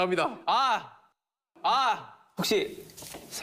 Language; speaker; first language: Korean; native; Korean